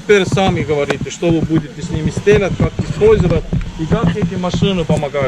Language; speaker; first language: Russian; non-native, learner; Estonian